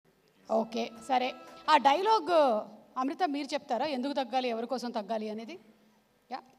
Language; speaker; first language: Telugu; native; Telugu